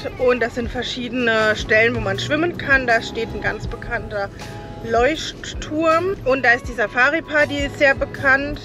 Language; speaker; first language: German; native; German